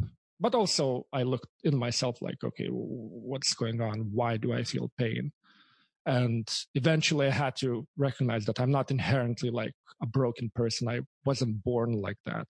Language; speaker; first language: English; non-native, fluent; Lithuanian